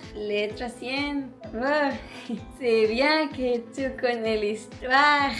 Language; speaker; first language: French; non-native, learner; Spanish